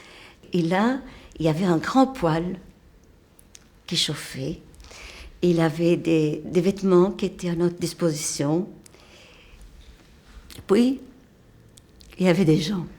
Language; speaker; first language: French; non-native, fluent; Portuguese